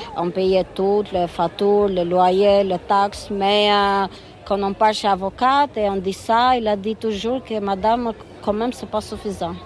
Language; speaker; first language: French; non-native, fluent; Albanian